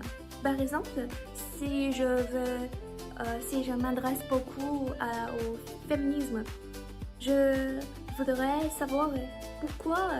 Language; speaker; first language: French; non-native, learner; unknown